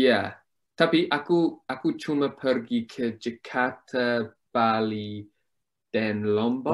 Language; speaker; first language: Indonesian; non-native, learner; English